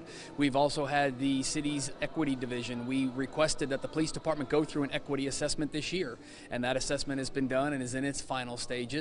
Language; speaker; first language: English; native; English